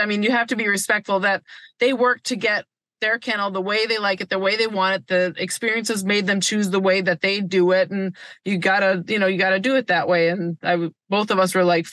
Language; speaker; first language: English; native; English